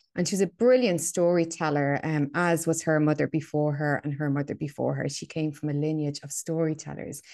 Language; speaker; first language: English; native; English